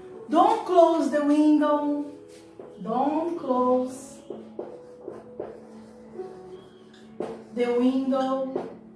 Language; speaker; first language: English; non-native, learner; Portuguese